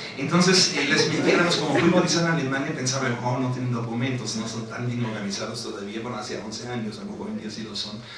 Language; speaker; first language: Spanish; non-native, fluent; German